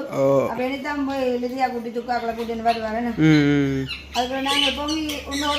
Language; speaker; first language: Tamil; native; Tamil